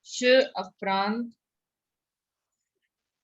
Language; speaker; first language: French; non-native, learner; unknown